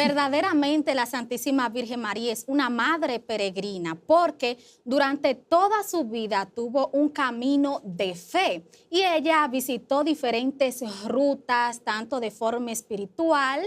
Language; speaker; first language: Spanish; native; Spanish